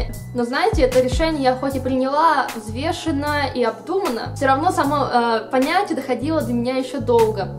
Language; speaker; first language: Russian; native; Russian